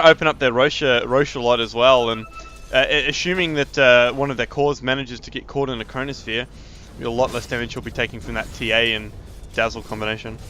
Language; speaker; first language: English; native; English